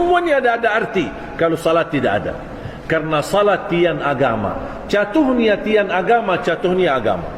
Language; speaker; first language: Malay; non-native, fluent; Arabic